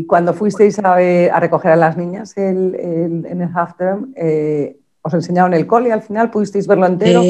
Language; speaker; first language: Spanish; native; Spanish